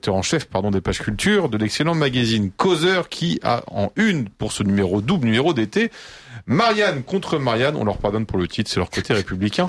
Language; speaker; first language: French; native; French